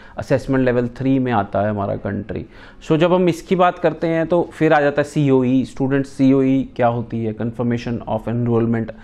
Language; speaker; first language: Hindi; non-native, local second language; Punjabi